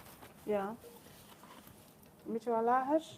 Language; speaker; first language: Dutch; non-native, learner; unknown